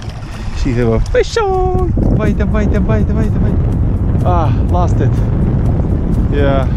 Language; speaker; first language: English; non-native, learner; Ukrainian